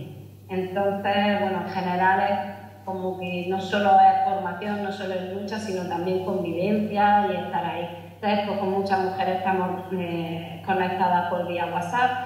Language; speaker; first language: Spanish; native; Spanish